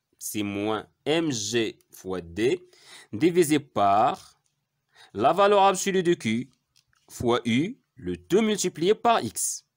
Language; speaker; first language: French; non-native, local second language; Arabic